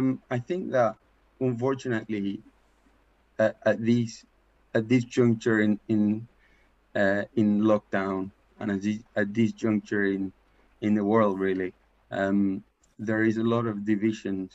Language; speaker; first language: English; non-native, fluent; Spanish